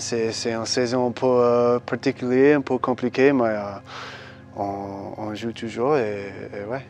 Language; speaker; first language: French; early bilingual, heritage; English